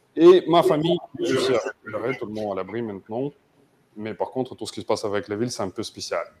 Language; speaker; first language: French; non-native, fluent; Russian